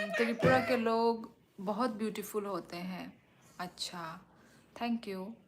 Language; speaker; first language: Hindi; non-native, local second language; Kok Borok